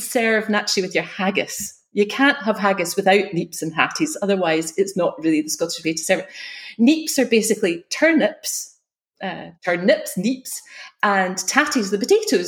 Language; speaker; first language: English; native; English